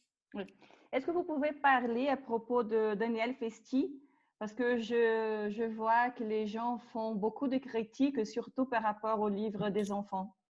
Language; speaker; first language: French; non-native, fluent; Portuguese